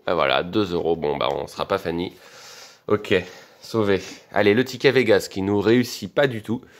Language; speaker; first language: French; native; French